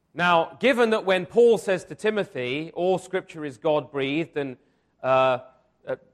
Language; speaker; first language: English; native; English